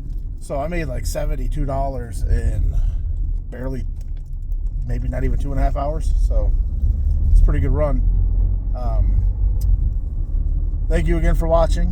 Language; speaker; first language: English; native; English